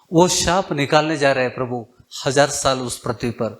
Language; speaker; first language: Hindi; non-native, local second language; Kannada